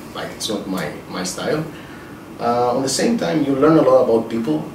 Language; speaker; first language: English; non-native, fluent; Greek